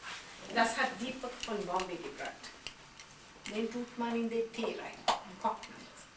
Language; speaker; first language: German; non-native, fluent; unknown